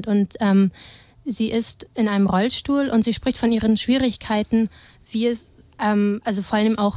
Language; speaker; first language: German; native; German